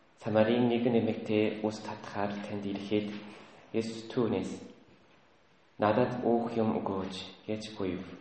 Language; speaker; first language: Mongolian; native; Mongolian